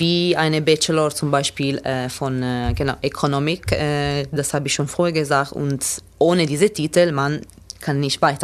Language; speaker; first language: German; non-native, learner; Italian